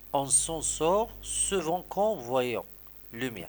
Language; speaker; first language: French; non-native, local second language; Arabic